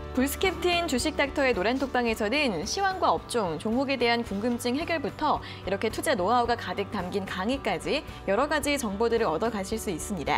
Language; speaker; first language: Korean; native; Korean